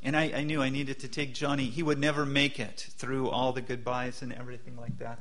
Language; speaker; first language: English; native; English